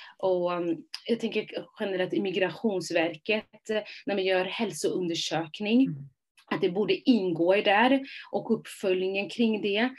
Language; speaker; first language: Swedish; early bilingual, other home language; Somali